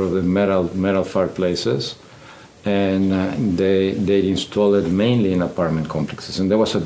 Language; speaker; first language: English; non-native, fluent; Spanish